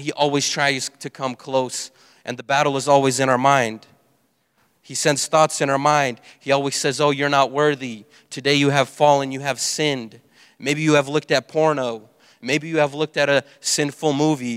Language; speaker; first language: English; native; English